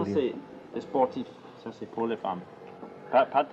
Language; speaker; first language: French; non-native, learner; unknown